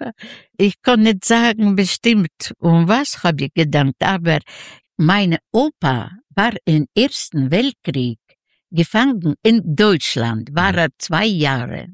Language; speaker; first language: German; non-native, learner; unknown